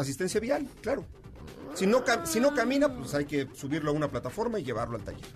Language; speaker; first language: Spanish; native; Spanish